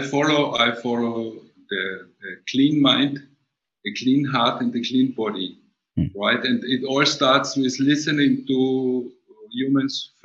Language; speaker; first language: English; non-native, fluent; German